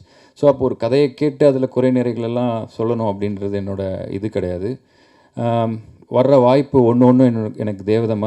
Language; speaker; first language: Tamil; native; Tamil